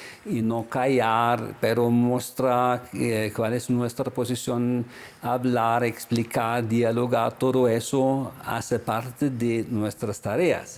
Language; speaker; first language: Spanish; non-native, fluent; German